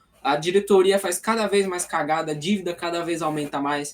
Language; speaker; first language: Portuguese; native; Portuguese